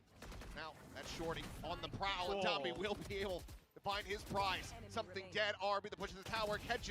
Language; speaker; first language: English; native; English